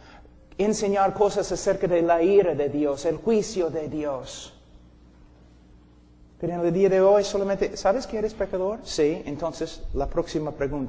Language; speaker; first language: Spanish; non-native, fluent; English